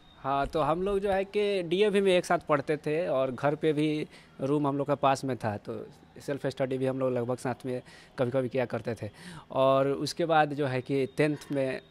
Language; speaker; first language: Hindi; native; Hindi